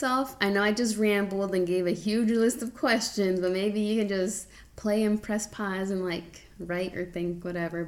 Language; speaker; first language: English; native; English